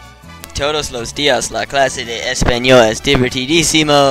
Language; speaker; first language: Spanish; non-native, learner; English